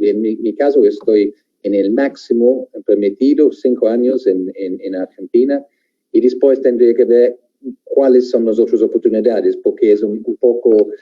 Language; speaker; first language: Spanish; non-native, fluent; English